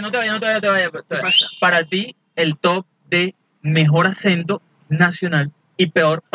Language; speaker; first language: Spanish; native; Spanish